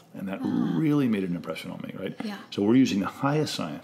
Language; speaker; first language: English; native; English